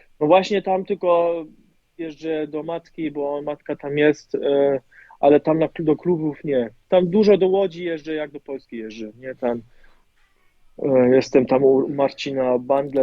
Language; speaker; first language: Polish; early bilingual, heritage; German